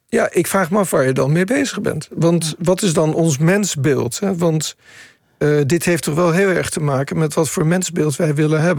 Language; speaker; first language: Dutch; native; Dutch